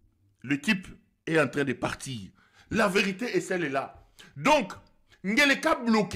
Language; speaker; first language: French; non-native, local second language; Lingala